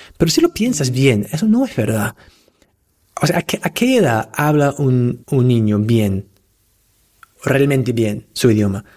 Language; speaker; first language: Spanish; non-native, fluent; English